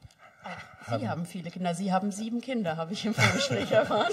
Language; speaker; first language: German; native; German